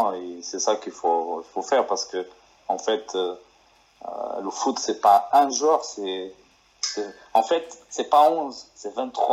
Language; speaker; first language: French; non-native, fluent; Portuguese